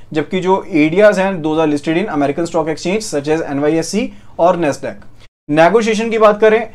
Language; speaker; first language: Hindi; native; Hindi